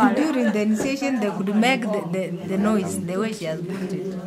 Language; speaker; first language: English; non-native, local second language; Gusii